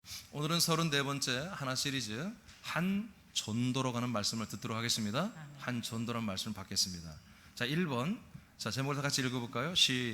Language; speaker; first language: Korean; native; Korean